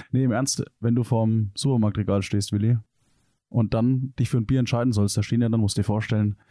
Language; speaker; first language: German; native; German